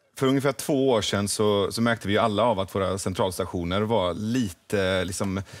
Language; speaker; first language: Swedish; early bilingual, other home language; Persian